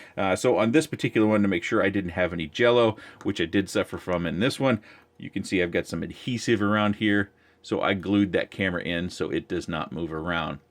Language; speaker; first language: English; native; English